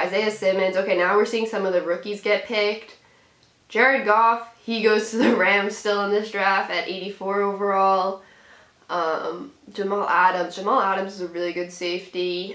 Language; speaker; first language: English; native; English